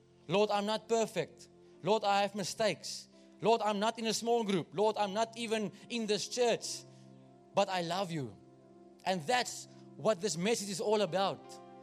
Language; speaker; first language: English; non-native, local second language; Afrikaans